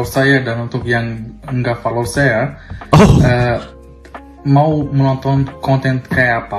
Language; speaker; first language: Indonesian; non-native, fluent; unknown